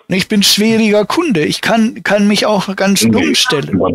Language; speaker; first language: German; native; German